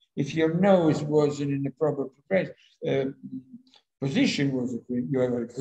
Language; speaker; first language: English; non-native, fluent; Italian